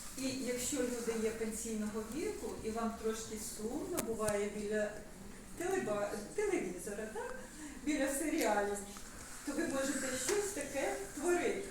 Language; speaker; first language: Ukrainian; native; Ukrainian